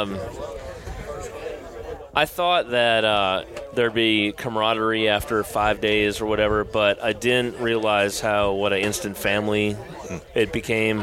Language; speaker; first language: English; native; English